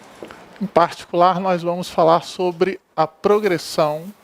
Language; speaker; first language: Portuguese; native; Portuguese